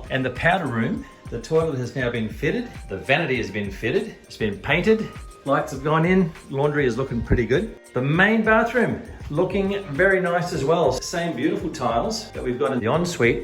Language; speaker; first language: English; native; English